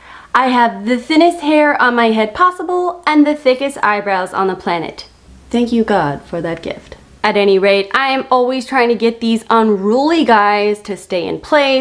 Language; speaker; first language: English; native; English